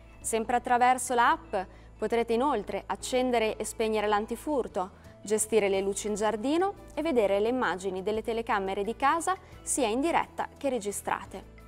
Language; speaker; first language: Italian; native; Italian